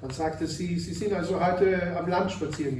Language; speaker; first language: German; native; German